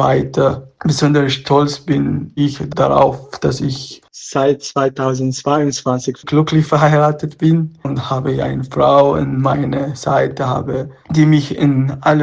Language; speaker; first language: German; non-native, learner; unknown